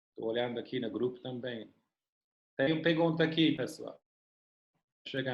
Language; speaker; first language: Portuguese; non-native, fluent; English